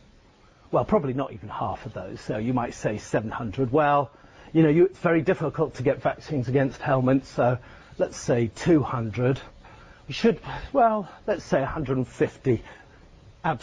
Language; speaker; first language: English; native; English